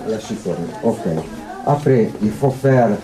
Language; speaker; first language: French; non-native, learner; Italian